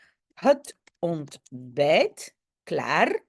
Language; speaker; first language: Dutch; non-native, local second language; French